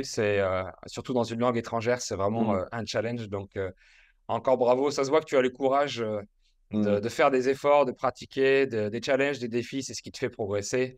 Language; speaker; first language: French; native; French